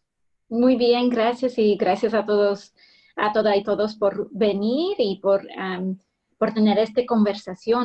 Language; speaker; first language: Spanish; early bilingual, heritage; English